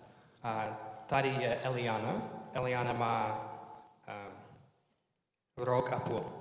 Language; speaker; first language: Czech; non-native, learner; English